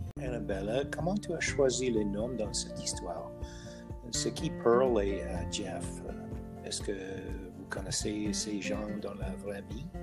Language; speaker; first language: French; non-native, fluent; English